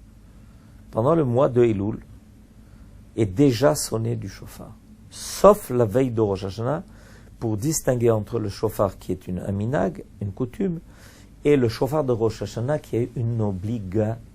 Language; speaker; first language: French; native; French